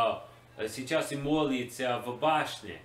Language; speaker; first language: Russian; non-native, learner; English